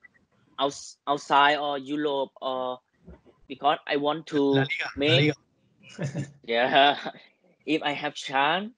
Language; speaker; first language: English; non-native, learner; Thai